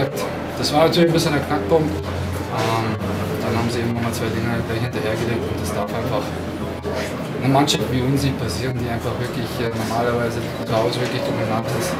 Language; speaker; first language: German; native; German